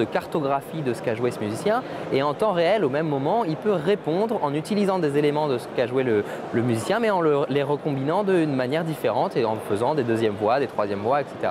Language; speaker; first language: French; native; French